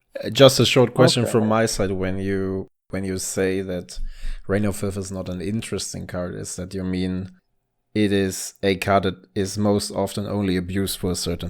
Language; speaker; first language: English; non-native, fluent; German